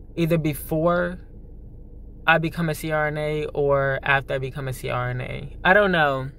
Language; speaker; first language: English; native; English